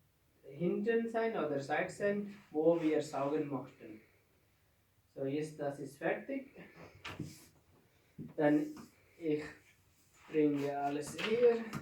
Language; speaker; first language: German; non-native, learner; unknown